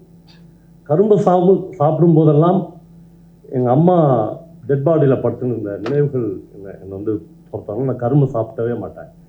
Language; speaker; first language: Tamil; native; Tamil